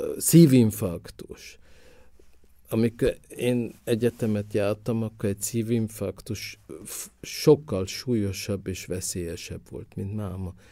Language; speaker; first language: Hungarian; early bilingual, heritage; Hungarian